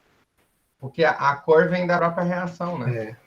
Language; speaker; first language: Portuguese; native; Portuguese